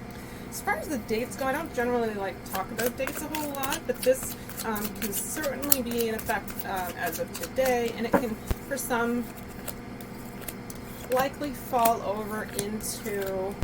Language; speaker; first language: English; native; English